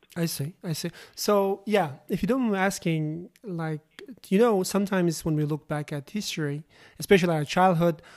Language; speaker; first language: English; non-native, fluent; Uzbek